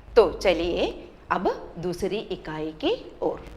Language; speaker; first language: Hindi; non-native, local second language; Malayalam